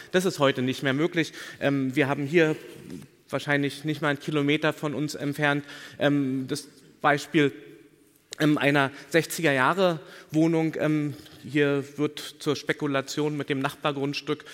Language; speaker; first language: German; native; German